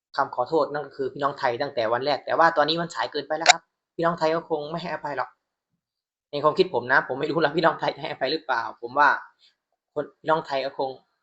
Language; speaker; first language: Thai; native; Thai